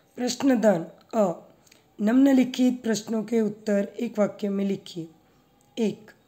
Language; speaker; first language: Hindi; non-native, local second language; Gujarati